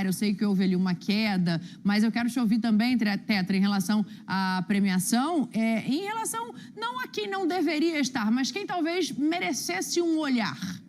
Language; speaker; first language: Portuguese; native; Portuguese